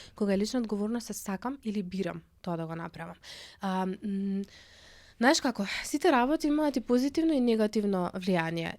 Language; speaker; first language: Macedonian; native; Macedonian